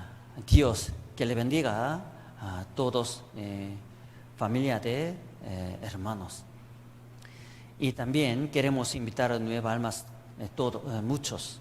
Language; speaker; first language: Spanish; non-native, learner; Korean